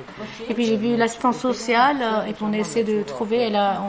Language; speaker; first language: French; non-native, fluent; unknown